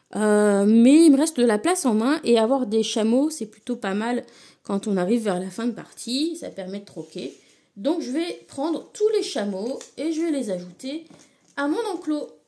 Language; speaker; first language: French; native; French